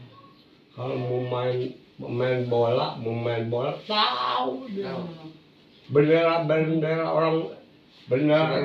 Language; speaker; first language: Indonesian; native; Indonesian